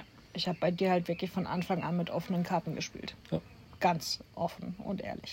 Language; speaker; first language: German; native; German